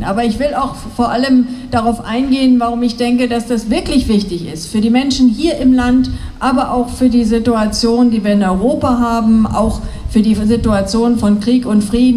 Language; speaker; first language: German; native; German